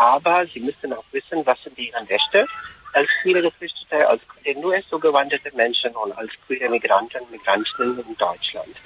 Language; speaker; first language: German; non-native, fluent; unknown